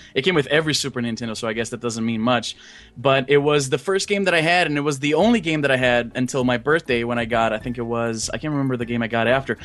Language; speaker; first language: English; early bilingual, other home language; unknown